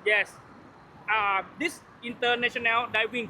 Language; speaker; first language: English; non-native, learner; Thai